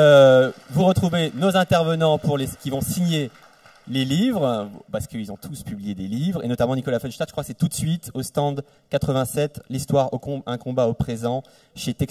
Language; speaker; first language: French; native; French